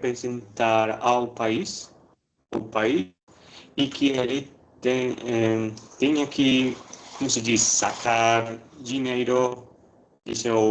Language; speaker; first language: Portuguese; non-native, learner; Spanish